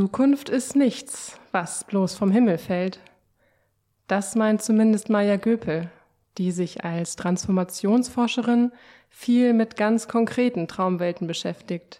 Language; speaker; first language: German; native; German